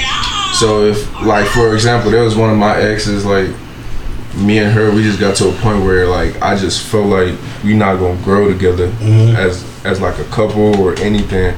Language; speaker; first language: English; non-native, local second language; Esan